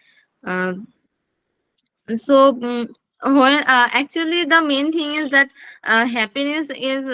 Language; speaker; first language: English; non-native, learner; Bangla